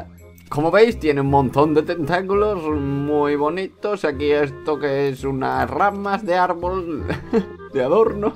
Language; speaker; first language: Spanish; native; Spanish